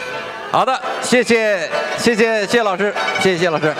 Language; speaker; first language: Chinese; native; Chinese